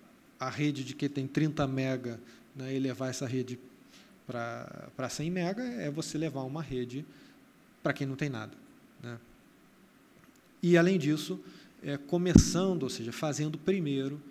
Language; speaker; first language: Portuguese; native; Portuguese